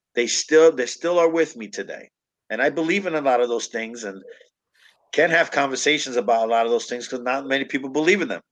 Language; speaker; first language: English; native; English